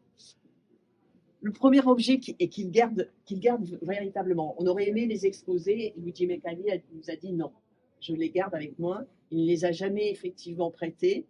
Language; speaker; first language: French; native; French